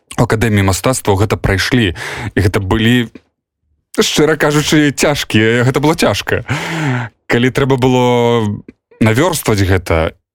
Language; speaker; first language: Belarusian; native; Belarusian